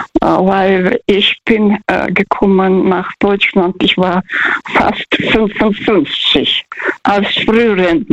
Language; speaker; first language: German; non-native, learner; Russian